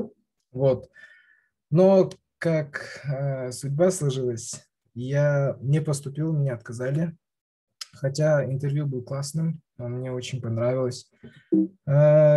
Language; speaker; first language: Russian; non-native, local second language; Kazakh